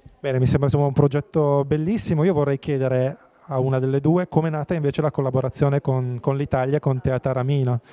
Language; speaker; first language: Italian; native; Italian